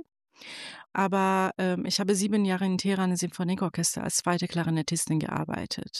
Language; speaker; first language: German; non-native, fluent; Persian